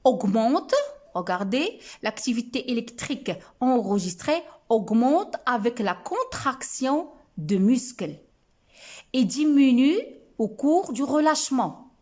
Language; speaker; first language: French; non-native, local second language; Arabic